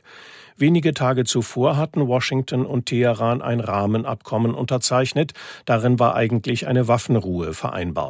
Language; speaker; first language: German; native; German